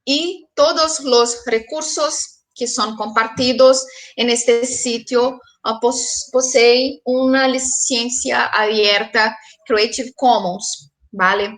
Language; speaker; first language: Spanish; non-native, fluent; Portuguese